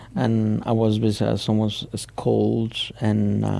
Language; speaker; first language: English; non-native, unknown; Spanish